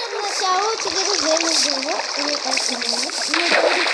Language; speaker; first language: Bulgarian; native; Bulgarian